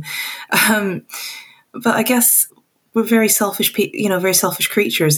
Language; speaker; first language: English; native; English